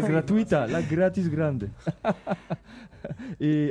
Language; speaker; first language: Spanish; non-native, learner; French